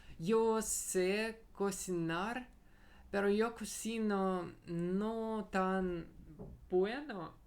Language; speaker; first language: Spanish; non-native, learner; Russian